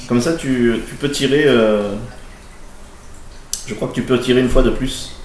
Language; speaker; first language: French; native; French